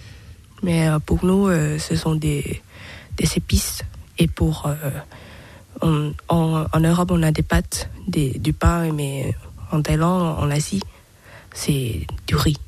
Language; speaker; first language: French; non-native, learner; Thai